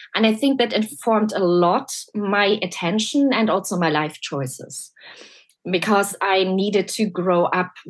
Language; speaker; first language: English; non-native, fluent; German